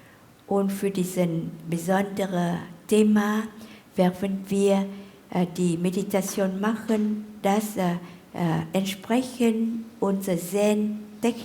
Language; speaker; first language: German; non-native, fluent; Vietnamese